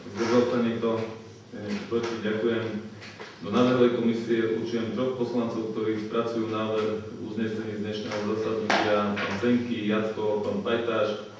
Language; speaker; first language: Slovak; native; Slovak